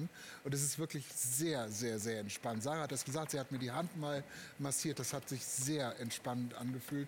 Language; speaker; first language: German; native; German